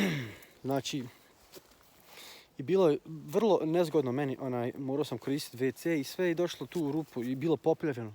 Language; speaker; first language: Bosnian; early bilingual, heritage; Croatian